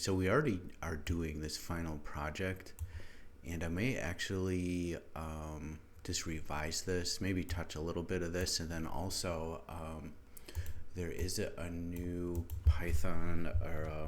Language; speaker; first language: English; native; English